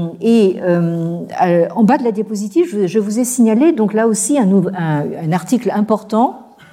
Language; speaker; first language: French; native; French